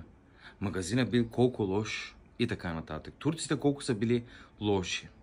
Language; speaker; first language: Bulgarian; non-native, local second language; Turkish